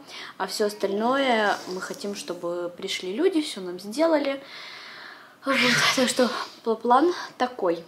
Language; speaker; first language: Russian; native; Russian